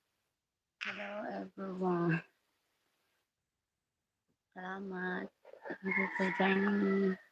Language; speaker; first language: English; non-native, local second language; Filipino